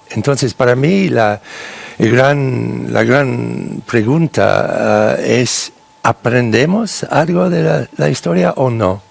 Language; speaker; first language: Spanish; non-native, fluent; English